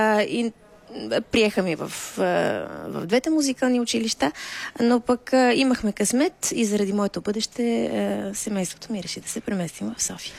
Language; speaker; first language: Bulgarian; native; Bulgarian